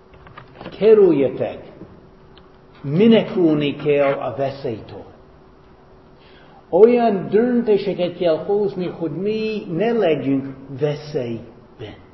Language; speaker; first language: Hungarian; non-native, fluent; English